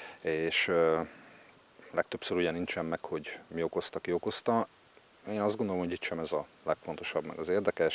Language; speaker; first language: Hungarian; native; Hungarian